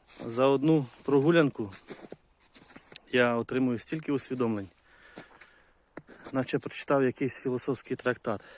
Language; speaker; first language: Ukrainian; native; Ukrainian